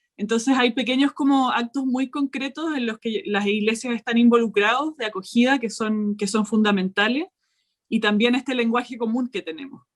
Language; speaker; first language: Spanish; native; Spanish